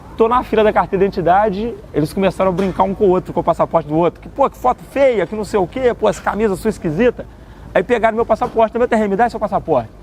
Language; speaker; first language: Portuguese; native; Portuguese